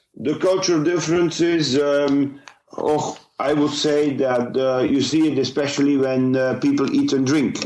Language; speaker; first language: English; non-native, fluent; Dutch